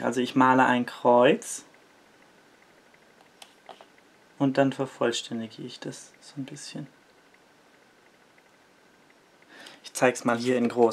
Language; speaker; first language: German; native; German